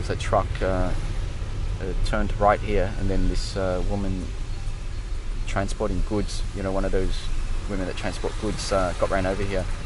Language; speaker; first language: English; native; English